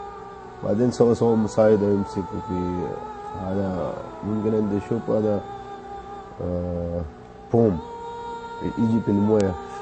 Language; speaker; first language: Arabic; non-native, learner; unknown